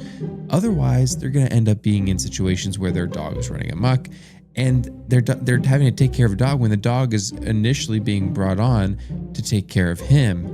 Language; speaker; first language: English; native; English